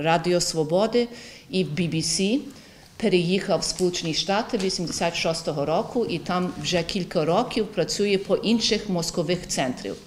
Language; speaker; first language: Ukrainian; early bilingual, heritage; Ukrainian